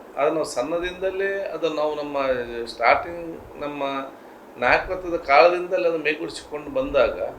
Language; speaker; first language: Kannada; non-native, local second language; Badaga